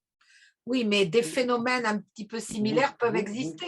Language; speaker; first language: French; native; French